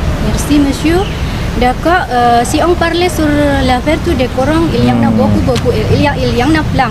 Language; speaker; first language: French; non-native, fluent; Indonesian